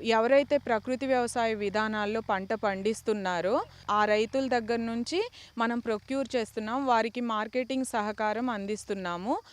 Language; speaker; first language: Telugu; native; Telugu